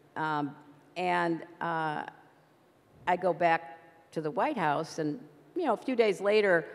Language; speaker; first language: English; native; English